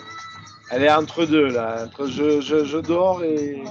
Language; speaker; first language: French; native; French